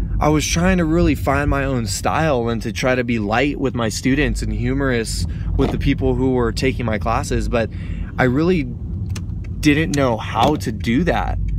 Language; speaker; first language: English; native; English